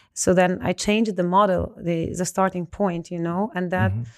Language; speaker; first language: English; non-native, fluent; Arabic